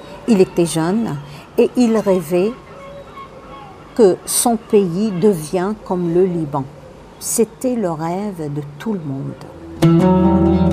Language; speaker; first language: French; non-native, local second language; Arabic